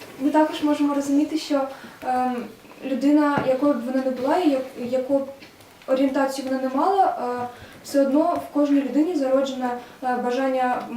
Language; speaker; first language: Ukrainian; non-native, local second language; Russian